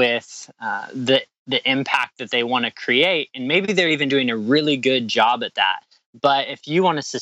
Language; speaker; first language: English; native; English